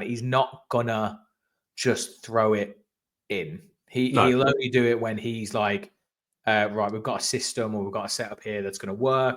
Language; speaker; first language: English; native; English